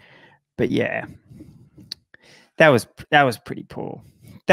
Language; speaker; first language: English; native; English